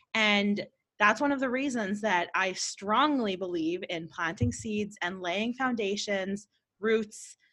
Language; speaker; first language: English; native; English